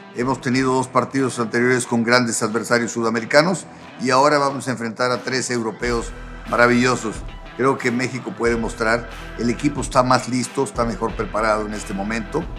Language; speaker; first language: Spanish; native; Spanish